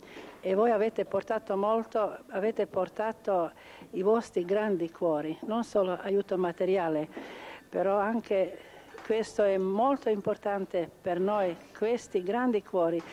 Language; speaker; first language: Italian; non-native, local second language; Croatian